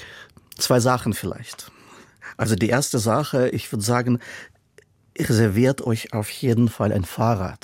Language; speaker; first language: German; non-native, fluent; Russian